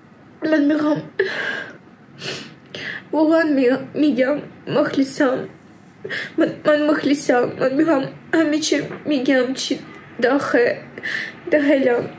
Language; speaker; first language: Persian; early bilingual, heritage; Persian